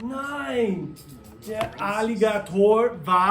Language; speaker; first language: German; non-native, fluent; English